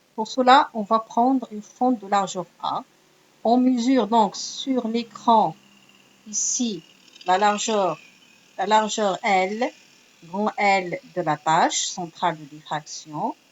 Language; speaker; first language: French; non-native, local second language; Arabic